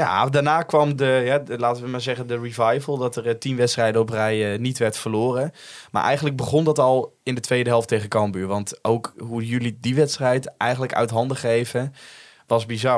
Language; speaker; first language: Dutch; native; Dutch